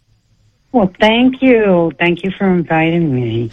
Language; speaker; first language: English; native; English